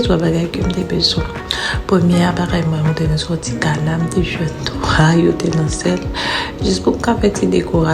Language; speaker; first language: French; non-native, learner; Haitian Creole